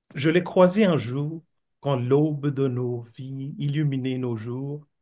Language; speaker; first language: French; non-native, fluent; Bangla